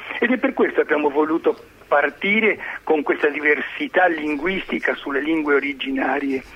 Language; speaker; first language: Italian; early bilingual, heritage; Spanish